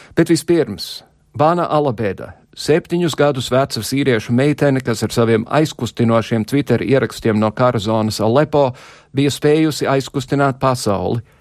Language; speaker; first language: Latvian; early bilingual, heritage; Latvian